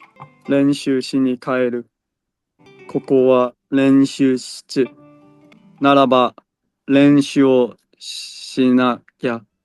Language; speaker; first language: Japanese; non-native, learner; Korean